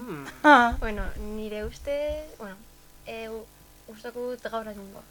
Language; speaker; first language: Basque; non-native, local second language; Spanish